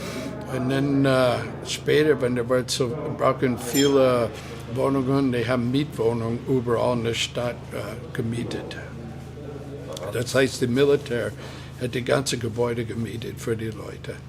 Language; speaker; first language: German; non-native, fluent; English